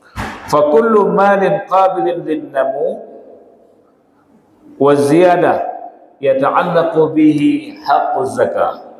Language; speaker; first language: Arabic; non-native, fluent; Indonesian